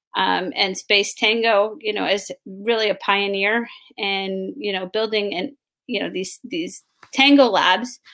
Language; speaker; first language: English; native; English